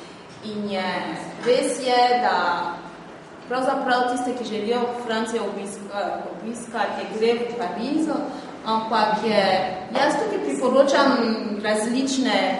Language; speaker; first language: Slovenian; non-native, fluent; French